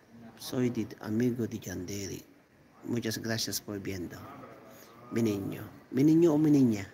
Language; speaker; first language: Spanish; non-native, learner; Iloko